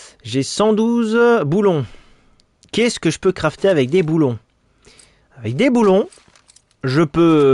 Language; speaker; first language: French; native; French